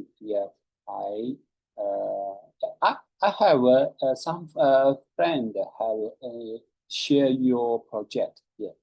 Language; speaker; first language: English; non-native, learner; Chinese